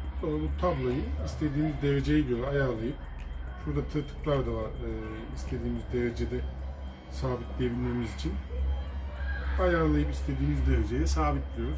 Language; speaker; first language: Turkish; native; Turkish